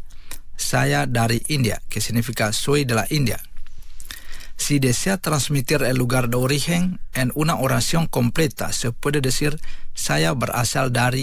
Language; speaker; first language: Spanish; non-native, fluent; Indonesian